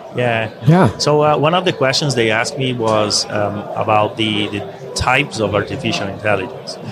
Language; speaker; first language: English; non-native, fluent; Portuguese